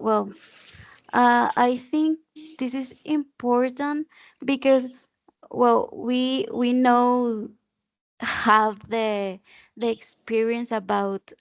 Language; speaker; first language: English; non-native, learner; Spanish